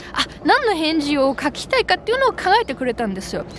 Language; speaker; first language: Japanese; non-native, fluent; German